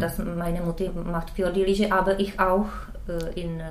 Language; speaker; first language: German; non-native, learner; Czech